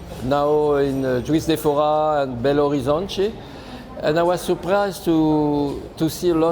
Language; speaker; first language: English; non-native, fluent; French